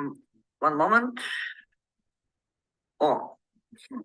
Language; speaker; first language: English; non-native, learner; Ukrainian